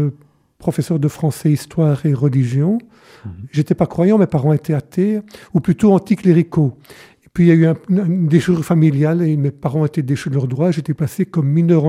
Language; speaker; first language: French; native; French